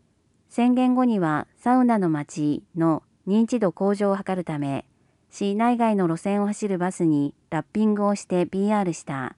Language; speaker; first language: Japanese; native; Japanese